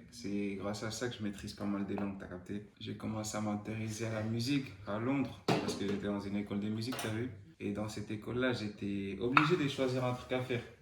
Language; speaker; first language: French; non-native, fluent; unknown